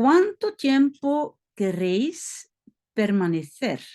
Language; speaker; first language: Spanish; non-native, learner; French